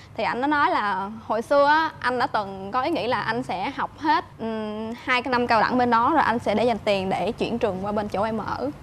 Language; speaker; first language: Vietnamese; native; Vietnamese